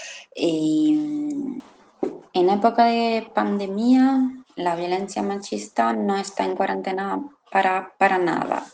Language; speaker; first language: Spanish; non-native, fluent; Italian